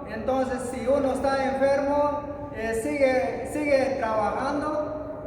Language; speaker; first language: Spanish; non-native, local second language; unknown